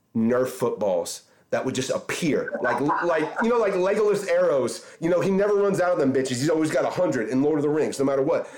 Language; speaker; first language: English; native; English